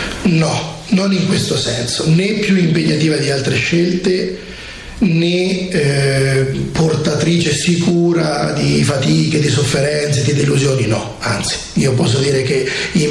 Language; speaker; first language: Italian; native; Italian